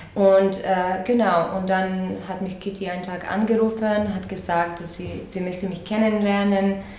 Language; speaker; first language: German; non-native, fluent; Croatian